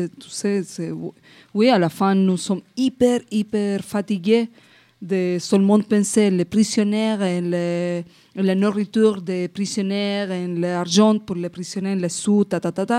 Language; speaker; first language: French; non-native, fluent; Spanish